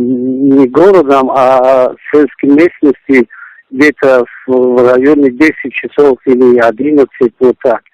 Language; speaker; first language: Russian; non-native, local second language; Tajik